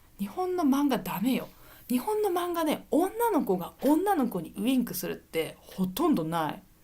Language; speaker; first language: Japanese; native; Japanese